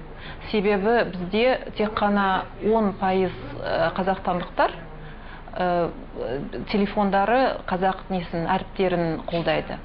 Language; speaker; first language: Kazakh; non-native, local second language; Russian